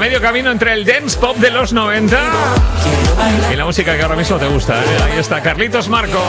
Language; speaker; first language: Spanish; native; Spanish